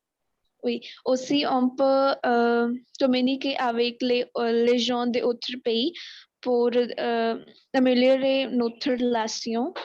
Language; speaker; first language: French; non-native, learner; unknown